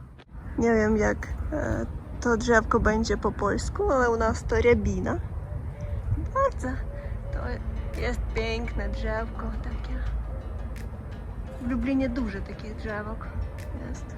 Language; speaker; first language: Polish; non-native, learner; Russian